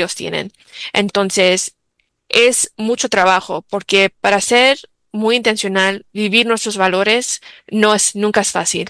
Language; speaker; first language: Spanish; early bilingual, heritage; English